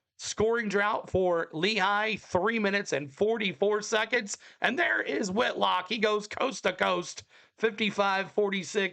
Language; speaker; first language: English; native; English